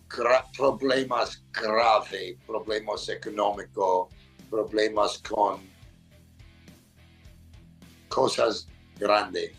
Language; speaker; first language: Spanish; non-native, learner; English